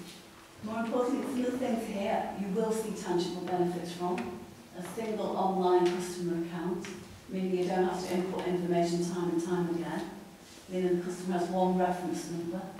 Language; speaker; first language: English; native; English